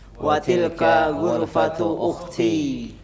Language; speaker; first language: Arabic; non-native, learner; Indonesian